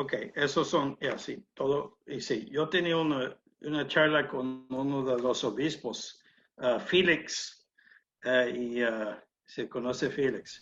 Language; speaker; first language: Spanish; non-native, learner; English